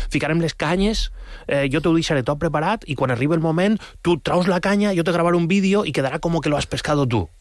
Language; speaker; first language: Catalan; non-native, local second language; Spanish